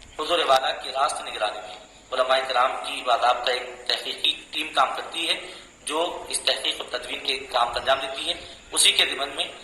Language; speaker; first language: Urdu; native; Urdu